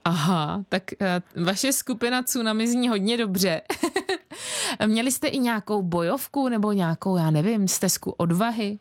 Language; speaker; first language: Czech; native; Czech